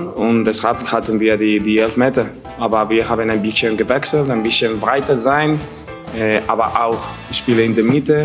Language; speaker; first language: German; non-native, learner; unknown